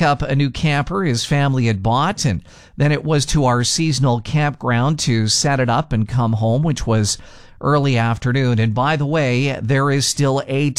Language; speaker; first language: English; native; English